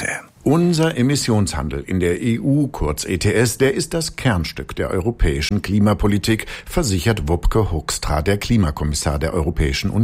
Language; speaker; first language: German; native; German